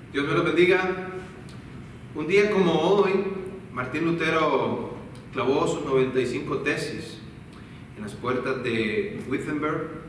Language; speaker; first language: Spanish; native; Spanish